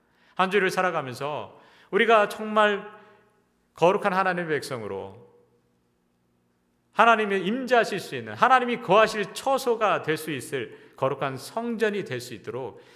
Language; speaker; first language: Korean; native; Korean